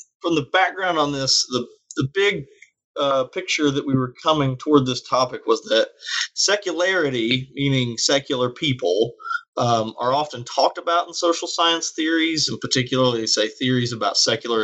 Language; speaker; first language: English; native; English